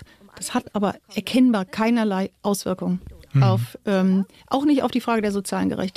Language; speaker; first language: German; native; German